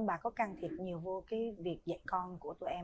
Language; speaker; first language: Vietnamese; native; Vietnamese